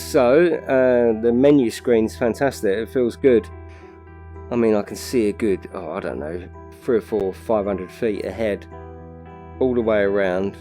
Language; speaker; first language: English; native; English